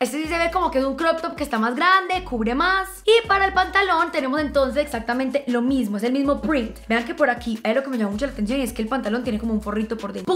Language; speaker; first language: Spanish; native; Spanish